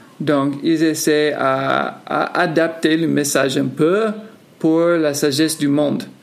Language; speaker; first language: French; non-native, fluent; English